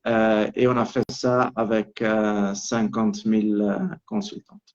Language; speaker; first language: French; non-native, local second language; Italian